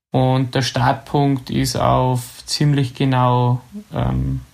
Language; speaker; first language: German; native; German